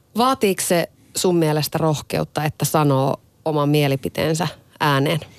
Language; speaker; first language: Finnish; native; Finnish